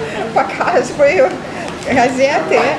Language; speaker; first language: Russian; early bilingual, heritage; Russian